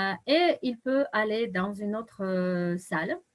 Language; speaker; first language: French; non-native, fluent; Polish